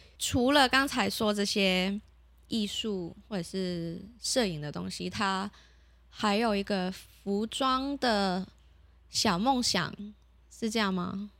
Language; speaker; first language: Chinese; non-native, local second language; Cantonese